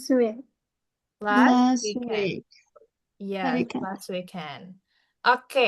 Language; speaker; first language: English; non-native, learner; Indonesian